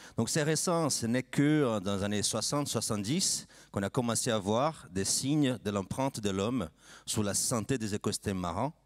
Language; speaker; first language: French; non-native, fluent; Portuguese